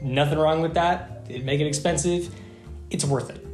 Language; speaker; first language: English; native; English